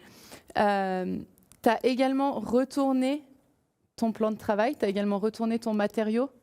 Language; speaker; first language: French; native; French